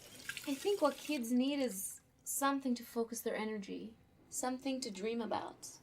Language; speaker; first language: English; native; English